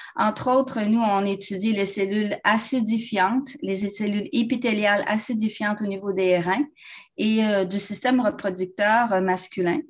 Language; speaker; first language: French; native; French